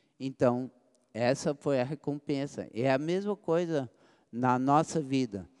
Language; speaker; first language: Portuguese; early bilingual, other home language; English